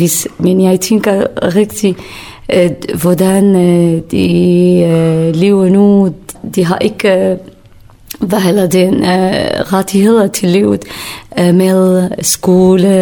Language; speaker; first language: Danish; non-native, learner; Kurdish